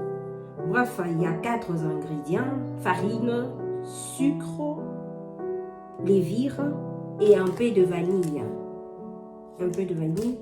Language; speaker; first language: French; non-native, local second language; Lingala